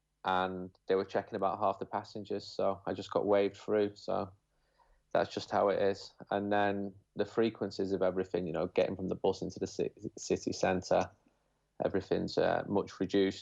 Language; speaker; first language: English; native; English